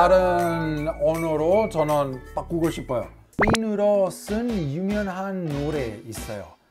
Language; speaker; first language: Korean; non-native, learner; Italian